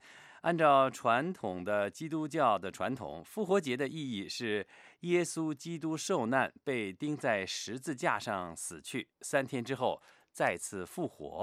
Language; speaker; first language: Chinese; native; Chinese